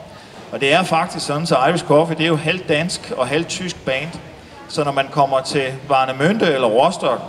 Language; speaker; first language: Danish; native; Danish